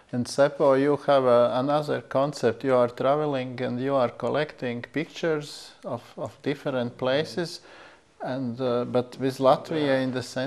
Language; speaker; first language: English; non-native, fluent; Latvian